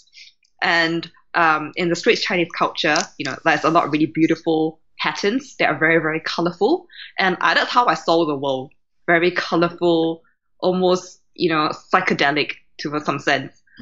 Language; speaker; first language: English; native; English